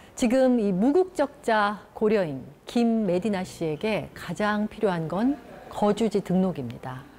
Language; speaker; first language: Korean; native; Korean